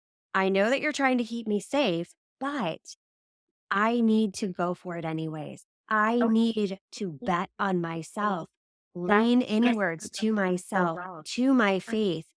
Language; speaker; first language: English; native; English